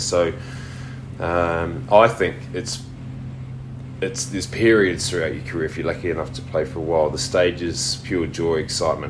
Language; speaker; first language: English; native; English